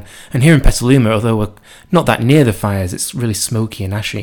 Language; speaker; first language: English; native; English